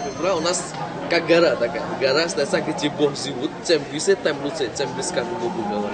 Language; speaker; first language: Russian; non-native, learner; Indonesian